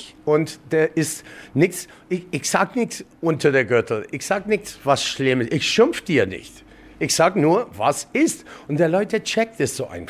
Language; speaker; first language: German; non-native, learner; English